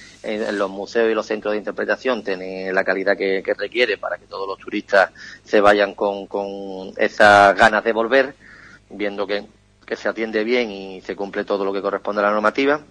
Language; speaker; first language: Spanish; native; Spanish